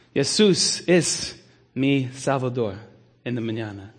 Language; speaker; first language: Spanish; non-native, learner; English